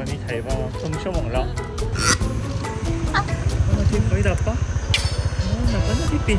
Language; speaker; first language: Thai; non-native, fluent; Korean